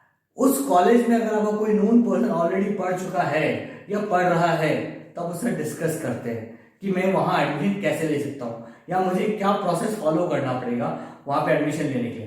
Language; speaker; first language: Hindi; native; Hindi